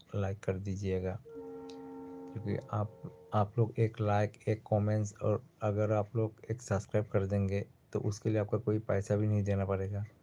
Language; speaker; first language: Hindi; non-native, local second language; Bangla